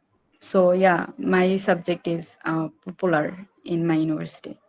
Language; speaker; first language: English; non-native, learner; Bangla